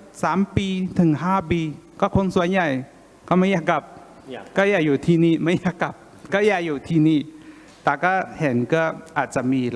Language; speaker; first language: Thai; non-native, fluent; Chinese